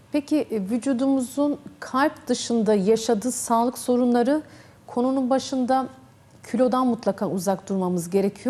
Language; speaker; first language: Turkish; native; Turkish